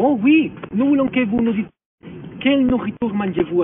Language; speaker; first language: French; non-native, learner; Spanish